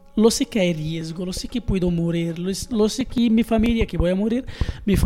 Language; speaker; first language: Spanish; non-native, learner; Arabic